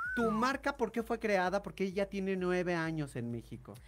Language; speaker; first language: Spanish; native; Spanish